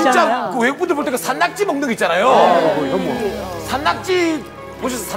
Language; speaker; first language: Korean; native; Korean